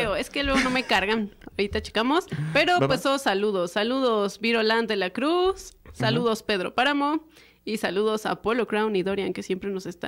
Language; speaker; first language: Spanish; native; Spanish